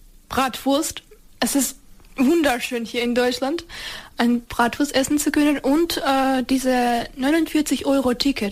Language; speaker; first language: German; non-native, learner; Ukrainian